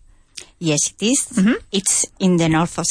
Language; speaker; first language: English; non-native, learner; Spanish